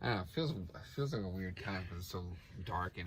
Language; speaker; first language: English; native; English